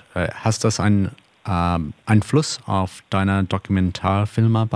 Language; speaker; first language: German; non-native, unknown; English